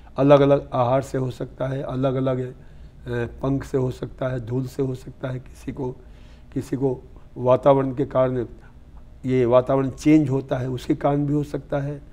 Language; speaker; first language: Hindi; native; Hindi